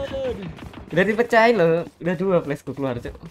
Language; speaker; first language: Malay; non-native, local second language; Javanese